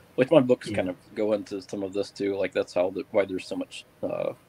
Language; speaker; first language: English; native; English